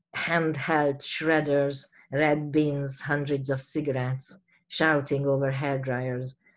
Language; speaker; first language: English; non-native, fluent; Hungarian